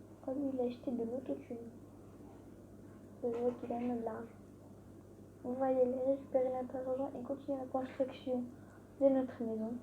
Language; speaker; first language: French; native; French